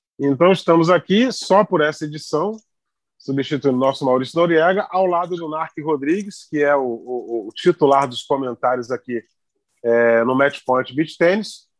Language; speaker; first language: Portuguese; native; Portuguese